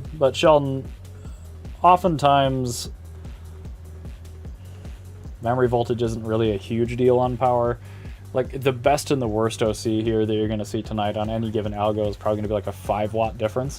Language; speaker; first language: English; native; English